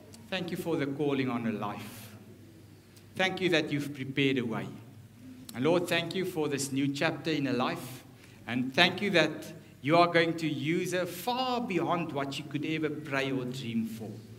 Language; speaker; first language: English; non-native, local second language; Afrikaans